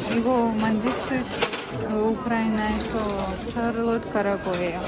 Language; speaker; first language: Korean; non-native, learner; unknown